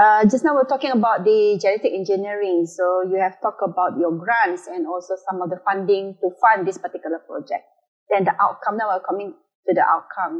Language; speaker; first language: English; non-native, local second language; Malay